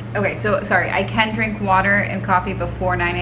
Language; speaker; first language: English; native; English